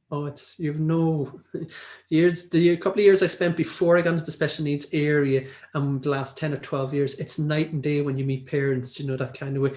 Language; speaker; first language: English; native; English